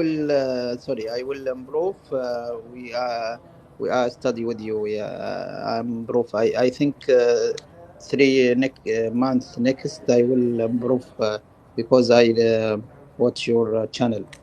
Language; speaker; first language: English; non-native, learner; Arabic